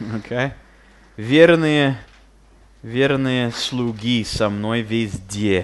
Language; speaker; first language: Russian; non-native, fluent; English